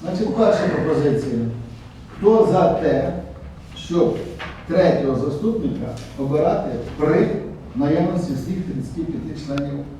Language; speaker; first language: Ukrainian; native; Ukrainian